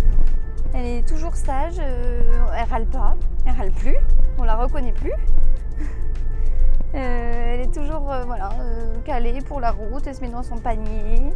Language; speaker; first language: French; native; French